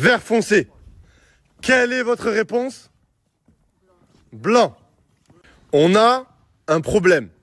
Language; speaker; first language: French; native; French